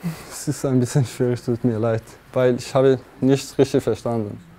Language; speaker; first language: German; non-native, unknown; Kurdish